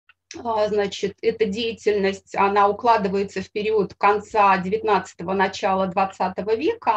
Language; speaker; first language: Russian; native; Russian